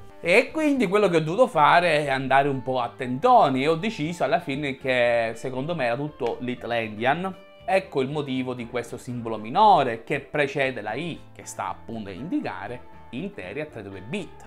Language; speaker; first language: Italian; native; Italian